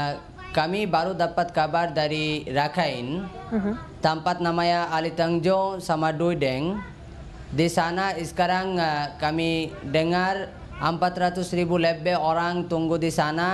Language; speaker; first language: Indonesian; non-native, learner; Rohingya